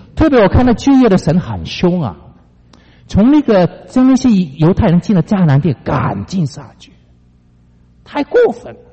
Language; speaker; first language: Chinese; non-native, local second language; Cantonese